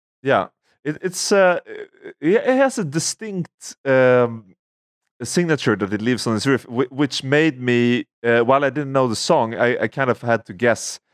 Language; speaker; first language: English; non-native, fluent; Swedish